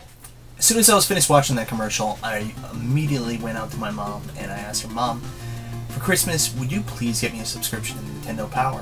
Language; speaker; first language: English; native; English